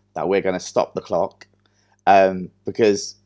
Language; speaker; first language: English; native; English